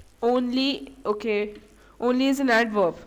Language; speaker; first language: English; non-native, local second language; Hindi